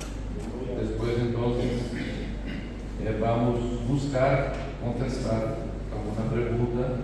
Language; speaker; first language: Spanish; non-native, fluent; Portuguese